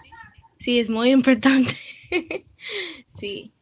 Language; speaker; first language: Spanish; non-native, learner; English